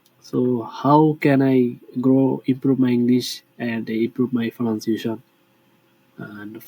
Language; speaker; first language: English; non-native, learner; Bangla